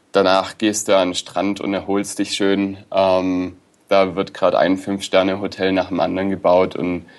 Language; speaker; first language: German; native; German